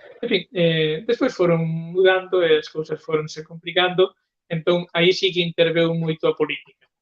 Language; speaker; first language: Galician; native; Galician